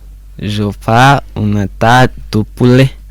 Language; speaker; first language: French; non-native, learner; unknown